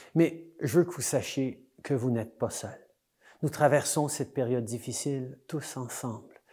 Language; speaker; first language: French; native; French